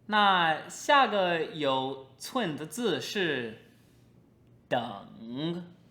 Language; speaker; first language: Chinese; non-native, fluent; English